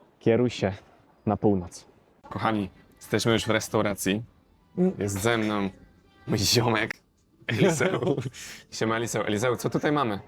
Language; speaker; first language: Polish; native; Polish